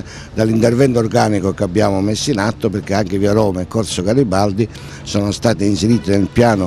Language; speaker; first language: Italian; native; Italian